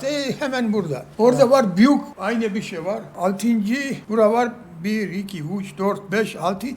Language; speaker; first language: Turkish; non-native, learner; Georgian